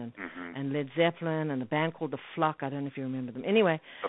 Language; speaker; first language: English; native; English